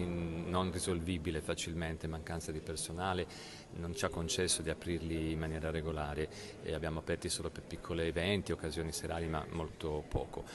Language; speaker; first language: Italian; native; Italian